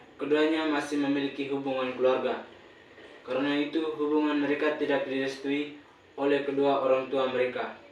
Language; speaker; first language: Indonesian; non-native, local second language; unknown